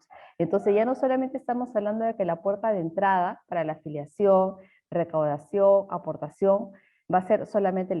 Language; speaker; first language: Spanish; native; Spanish